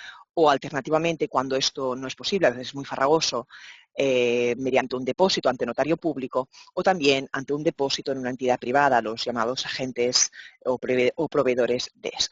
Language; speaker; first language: Spanish; native; Spanish